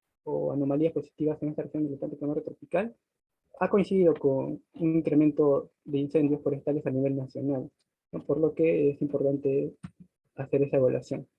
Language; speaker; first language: Spanish; native; Spanish